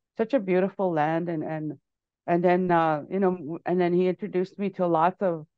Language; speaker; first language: English; native; English